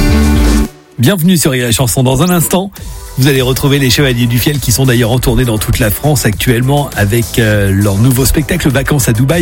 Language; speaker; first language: French; native; French